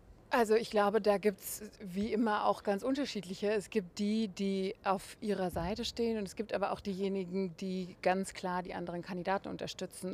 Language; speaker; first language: German; native; German